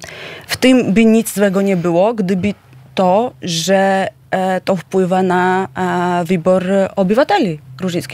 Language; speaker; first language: Polish; non-native, fluent; Georgian